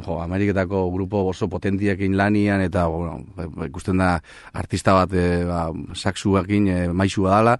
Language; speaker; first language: Basque; native; Basque